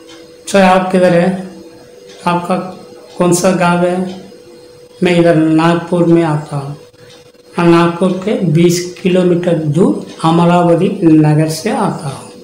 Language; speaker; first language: Hindi; non-native, local second language; Tamil